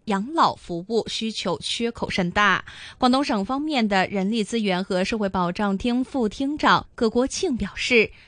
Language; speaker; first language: Chinese; non-native, local second language; Cantonese